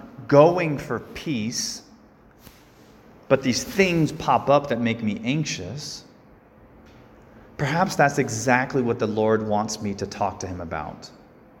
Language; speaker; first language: English; native; English